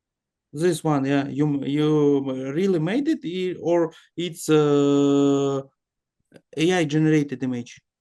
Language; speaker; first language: English; non-native, learner; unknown